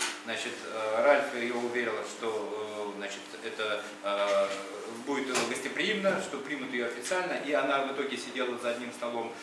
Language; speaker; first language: Russian; native; Russian